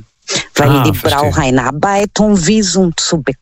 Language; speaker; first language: German; non-native, fluent; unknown